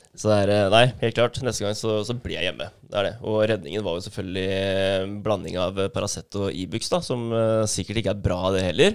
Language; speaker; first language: Norwegian; native; Norwegian